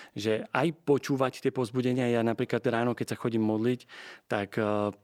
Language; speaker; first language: Slovak; native; Slovak